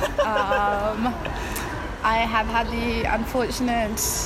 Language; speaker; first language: English; early bilingual, other home language; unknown